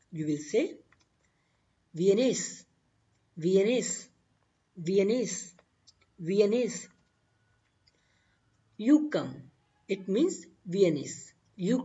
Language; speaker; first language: Spanish; non-native, learner; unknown